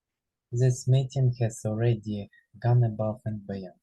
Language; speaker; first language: English; non-native, learner; Ukrainian